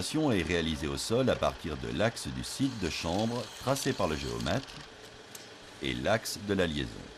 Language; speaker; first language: French; native; French